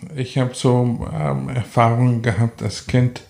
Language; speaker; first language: German; non-native, fluent; Afrikaans